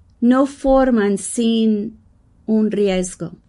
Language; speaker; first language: Spanish; non-native, learner; English